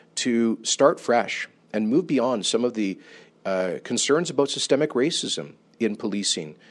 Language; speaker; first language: English; native; English